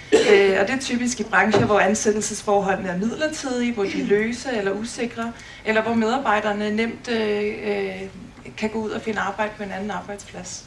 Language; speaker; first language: Danish; native; Danish